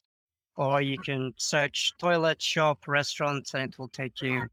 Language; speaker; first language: English; native; English